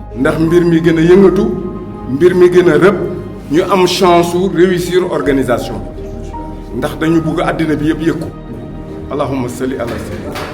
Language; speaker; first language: Wolof; non-native, local second language; Mandingo